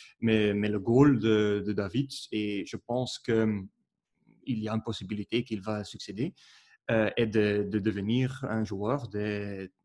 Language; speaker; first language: French; non-native, learner; Dutch